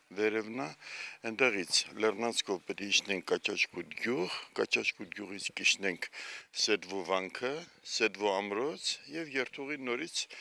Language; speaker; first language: Armenian; early bilingual, heritage; Armenian